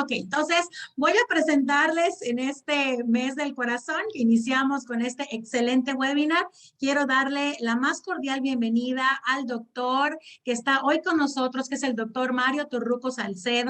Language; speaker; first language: Spanish; native; Spanish